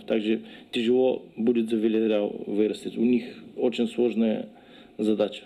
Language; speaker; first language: Russian; non-native, learner; Bulgarian